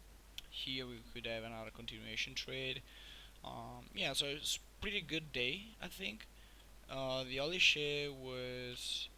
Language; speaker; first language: English; non-native, fluent; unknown